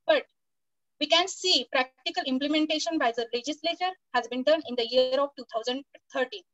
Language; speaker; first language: English; non-native, local second language; Marathi